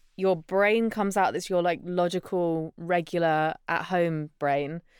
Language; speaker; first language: English; native; English